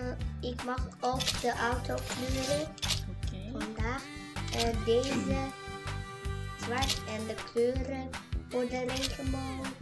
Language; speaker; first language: Dutch; early bilingual, other home language; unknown